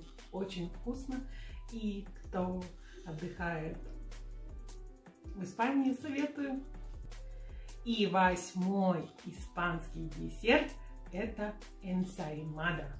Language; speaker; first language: Russian; native; Russian